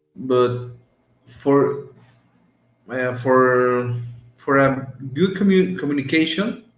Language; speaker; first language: English; non-native, learner; Spanish